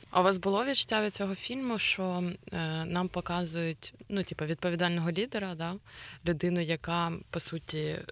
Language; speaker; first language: Ukrainian; native; Ukrainian